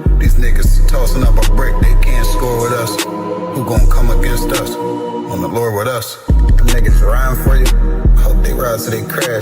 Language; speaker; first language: English; native; English